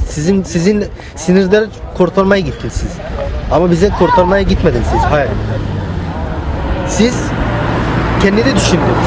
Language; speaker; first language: Turkish; non-native, learner; Arabic